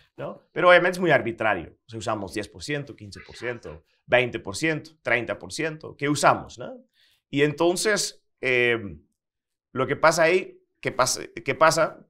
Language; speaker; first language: Spanish; non-native, fluent; Dutch